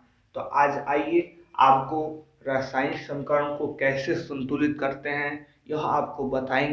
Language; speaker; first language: Hindi; native; Hindi